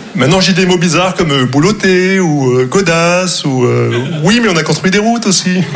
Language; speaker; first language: French; non-native, local second language; Arabic